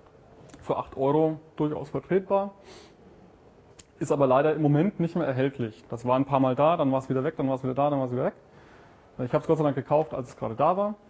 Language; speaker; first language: German; native; German